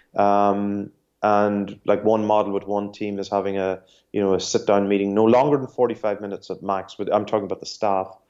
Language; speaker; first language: English; native; English